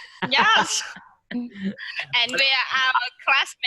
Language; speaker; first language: English; non-native, learner; Vietnamese